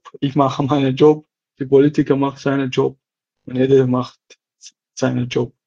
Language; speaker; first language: German; non-native, learner; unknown